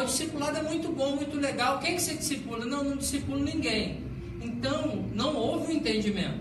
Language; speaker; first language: Portuguese; native; Portuguese